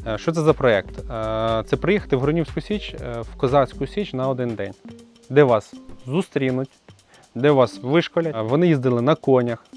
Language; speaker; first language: Ukrainian; native; Ukrainian